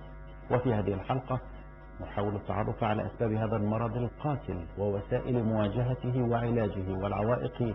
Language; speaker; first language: Arabic; native; Arabic